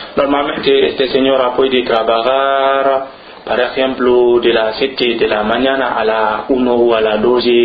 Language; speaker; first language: Spanish; non-native, learner; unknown